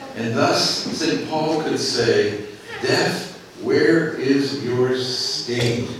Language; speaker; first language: English; native; English